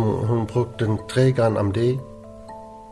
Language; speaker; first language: Danish; non-native, learner; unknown